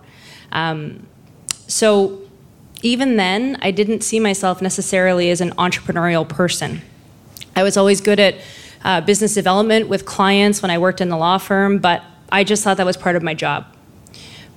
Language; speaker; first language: English; native; English